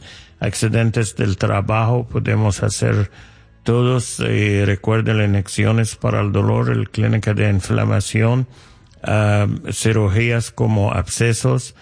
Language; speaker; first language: Spanish; non-native, learner; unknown